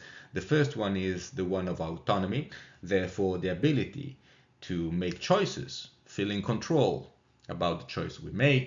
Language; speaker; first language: English; non-native, fluent; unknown